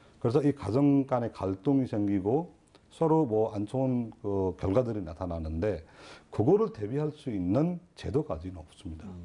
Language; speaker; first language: Korean; non-native, fluent; Nepali